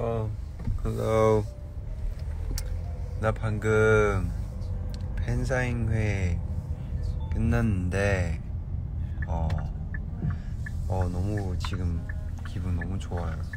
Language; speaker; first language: Korean; non-native, learner; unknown